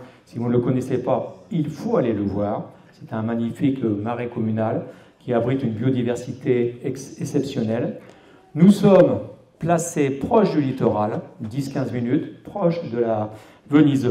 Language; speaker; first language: French; native; French